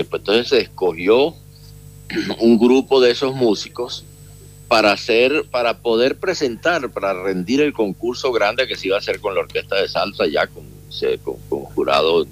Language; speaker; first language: Spanish; native; Spanish